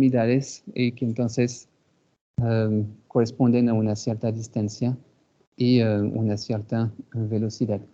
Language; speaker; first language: Spanish; non-native, fluent; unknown